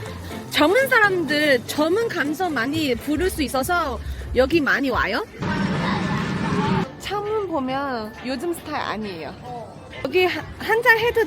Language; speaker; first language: Korean; non-native, fluent; Chinese